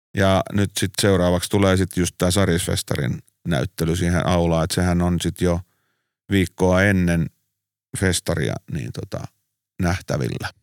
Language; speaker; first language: Finnish; native; Finnish